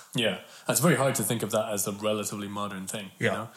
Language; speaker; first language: English; native; English